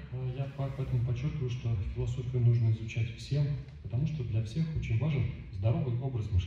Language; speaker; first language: Russian; native; Russian